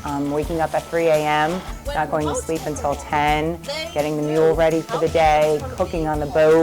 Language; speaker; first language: English; native; English